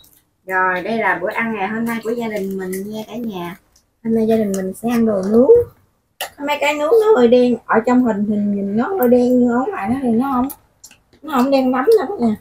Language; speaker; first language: Vietnamese; native; Vietnamese